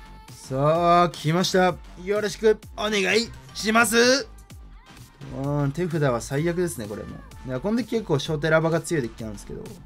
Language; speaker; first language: Japanese; native; Japanese